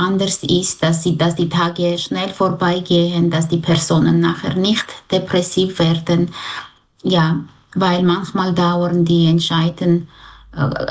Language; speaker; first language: German; non-native, fluent; Armenian